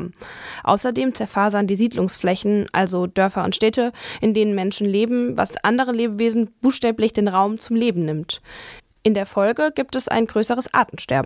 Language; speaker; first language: German; native; German